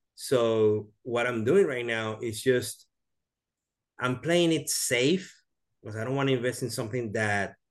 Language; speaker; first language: English; non-native, fluent; Spanish